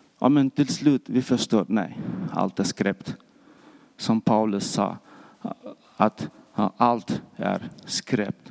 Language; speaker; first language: Swedish; non-native, fluent; Russian